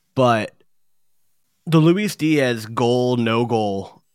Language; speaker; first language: English; native; English